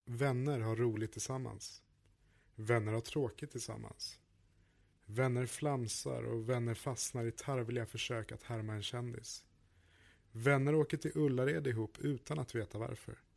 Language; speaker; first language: Swedish; native; Swedish